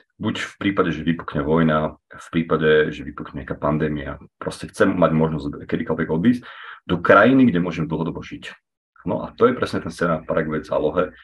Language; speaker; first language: Slovak; native; Slovak